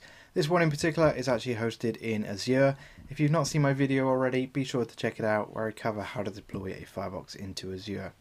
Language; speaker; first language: English; native; English